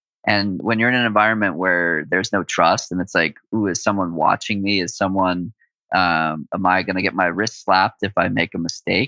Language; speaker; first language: English; native; English